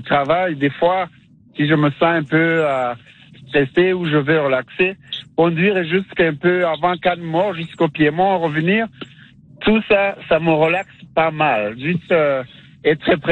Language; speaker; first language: French; non-native, local second language; Kinyarwanda